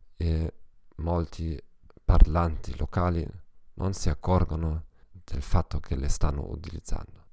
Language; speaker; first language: Italian; non-native, fluent; German